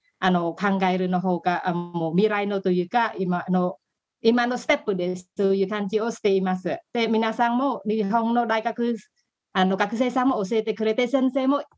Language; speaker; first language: Japanese; non-native, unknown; Khmer